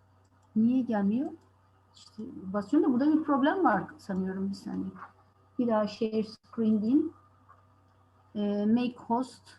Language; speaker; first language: Turkish; native; Turkish